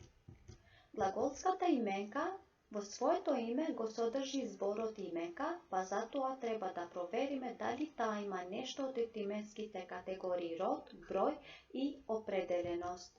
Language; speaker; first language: Macedonian; non-native, local second language; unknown